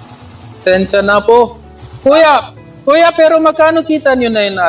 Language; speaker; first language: Filipino; non-native, learner; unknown